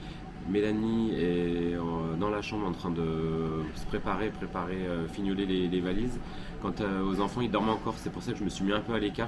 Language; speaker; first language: French; native; French